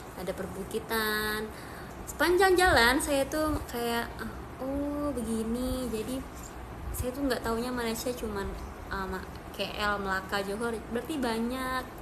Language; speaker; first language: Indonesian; native; Indonesian